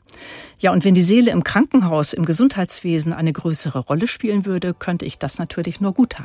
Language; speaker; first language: German; native; German